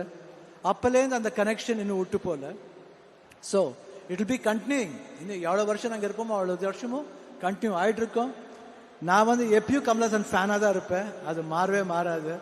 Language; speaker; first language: Tamil; non-native, local second language; Kannada